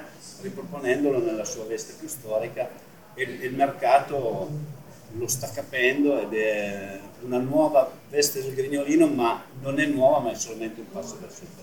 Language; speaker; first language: Italian; native; Italian